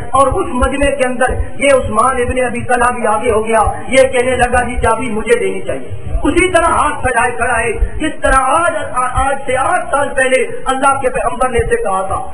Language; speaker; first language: Urdu; non-native, local second language; Punjabi